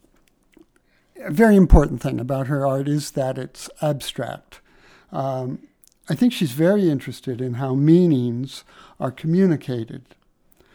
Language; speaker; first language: English; native; English